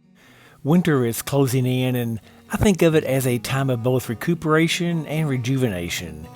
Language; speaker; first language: English; native; English